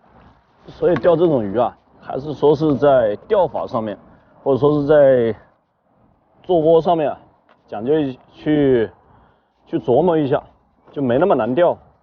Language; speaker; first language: Chinese; native; Chinese